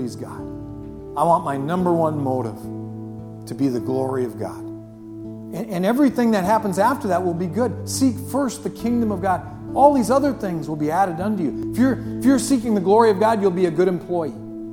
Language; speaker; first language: English; native; English